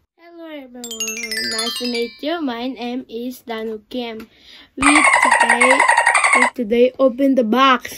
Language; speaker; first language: English; non-native, learner; Korean